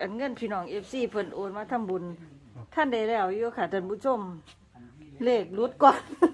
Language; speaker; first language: Thai; native; Thai